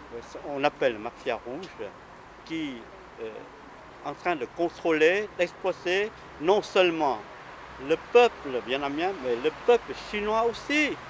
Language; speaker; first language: French; non-native, fluent; Vietnamese